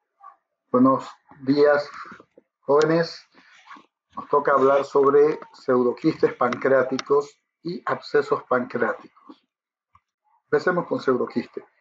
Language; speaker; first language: Spanish; native; Spanish